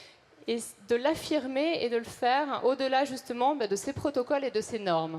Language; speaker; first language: French; native; French